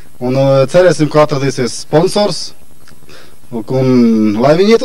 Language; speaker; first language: Latvian; non-native, local second language; Romany